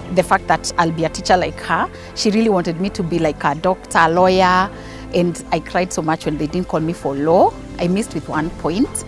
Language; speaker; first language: English; non-native, local second language; Kikuyu